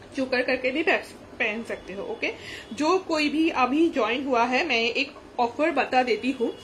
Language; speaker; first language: Hindi; non-native, local second language; Bangla